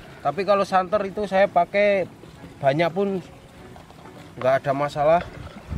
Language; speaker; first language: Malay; non-native, local second language; Javanese